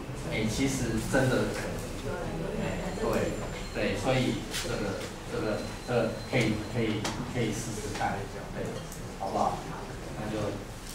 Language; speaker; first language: Chinese; native; Chinese